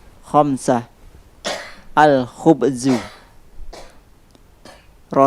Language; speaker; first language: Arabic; non-native, learner; Indonesian